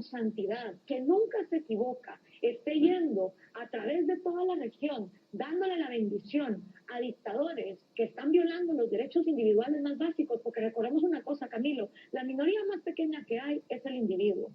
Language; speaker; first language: Spanish; native; Spanish